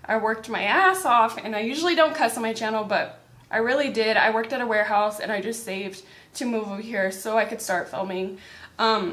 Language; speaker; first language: English; native; English